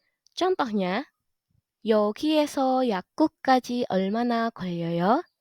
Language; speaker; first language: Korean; non-native, fluent; Indonesian